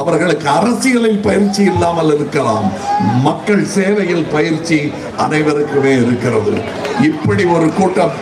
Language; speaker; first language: Tamil; native; Tamil